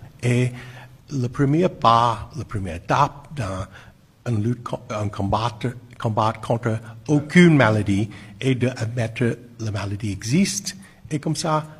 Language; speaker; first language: French; non-native, fluent; English